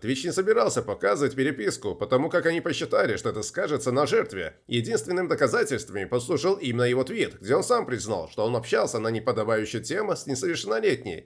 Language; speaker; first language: Russian; native; Russian